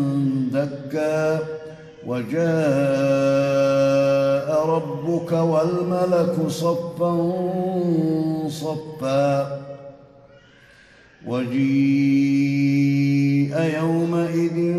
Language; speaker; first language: Arabic; native; Arabic